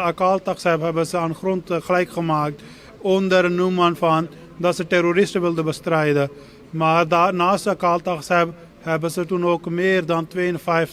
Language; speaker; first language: Dutch; non-native, fluent; Punjabi